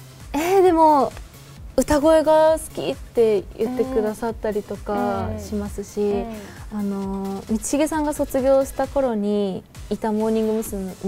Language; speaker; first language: Japanese; native; Japanese